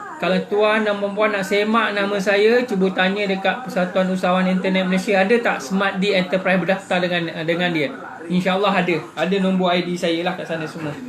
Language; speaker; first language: Malay; non-native, local second language; Buginese